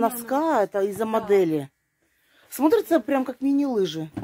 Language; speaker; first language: Russian; native; Russian